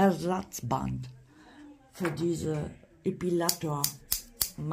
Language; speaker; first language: German; non-native, fluent; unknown